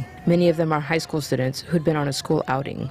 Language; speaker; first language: English; native; English